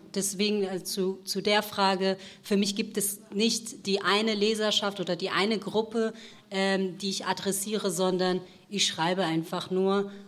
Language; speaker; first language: German; early bilingual, other home language; Kurdish